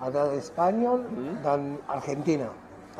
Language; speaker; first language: Indonesian; non-native, fluent; Spanish